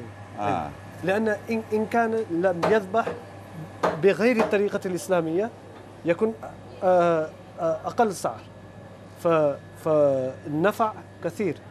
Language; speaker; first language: Arabic; non-native, learner; Urdu